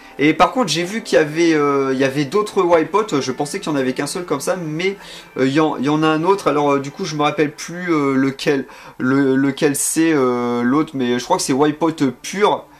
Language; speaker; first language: French; native; French